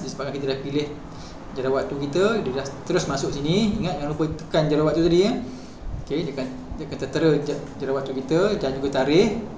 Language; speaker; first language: Malay; native; Malay